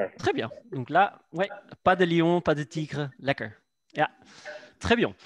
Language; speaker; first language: French; non-native, fluent; Dutch